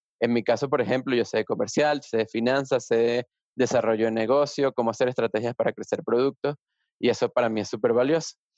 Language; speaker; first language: Spanish; native; Spanish